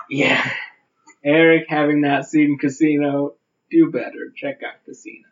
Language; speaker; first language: English; native; English